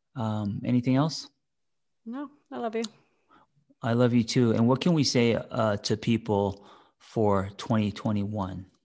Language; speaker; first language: English; native; English